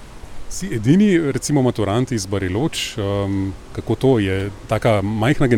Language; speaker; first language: Slovenian; native; Slovenian